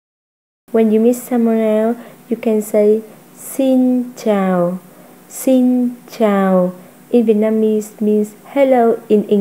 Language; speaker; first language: English; non-native, fluent; Vietnamese